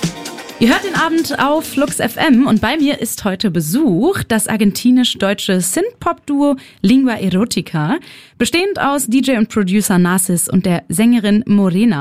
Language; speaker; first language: German; native; German